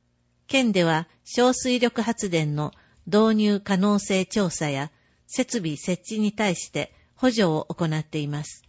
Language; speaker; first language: Japanese; native; Japanese